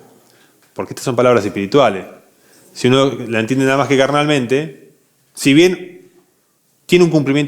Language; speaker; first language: Spanish; native; Spanish